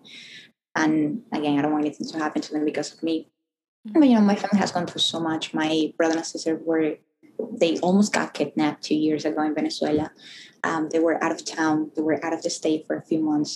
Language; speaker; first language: English; non-native, fluent; Spanish